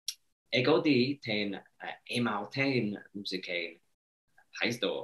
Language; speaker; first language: Greek; non-native, learner; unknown